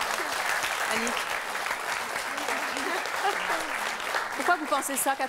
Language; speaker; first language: French; native; French